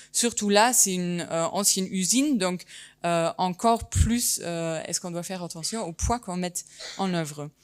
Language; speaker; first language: French; non-native, fluent; German